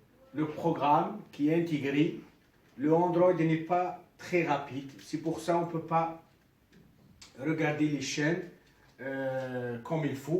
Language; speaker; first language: French; non-native, local second language; Arabic